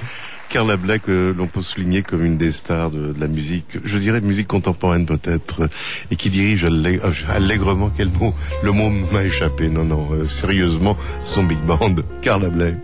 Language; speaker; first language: French; native; French